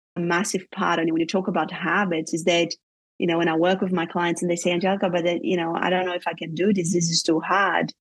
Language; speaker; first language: English; non-native, fluent; Portuguese